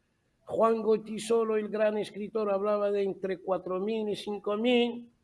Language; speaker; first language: Spanish; non-native, fluent; Arabic